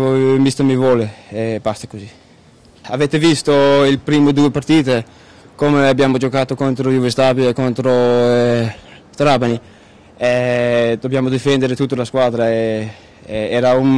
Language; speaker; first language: Italian; non-native, learner; Danish